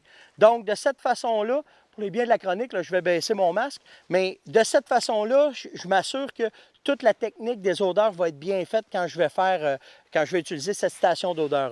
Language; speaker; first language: French; native; French